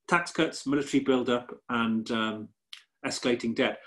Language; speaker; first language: English; native; English